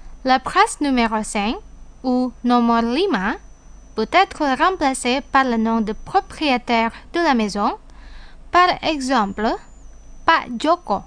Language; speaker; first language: French; non-native, fluent; Indonesian